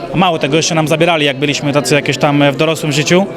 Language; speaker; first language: Polish; native; Polish